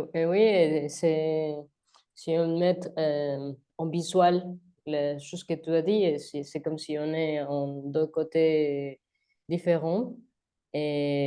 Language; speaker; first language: French; non-native, learner; Spanish